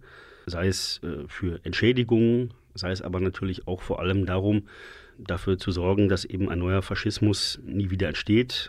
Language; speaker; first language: German; native; German